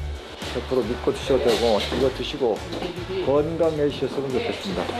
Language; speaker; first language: Korean; native; Korean